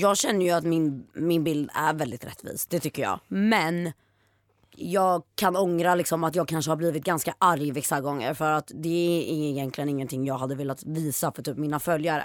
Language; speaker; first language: Swedish; native; Swedish